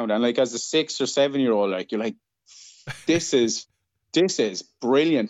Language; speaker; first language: English; native; English